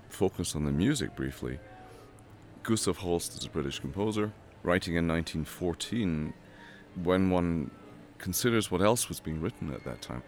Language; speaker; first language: English; native; English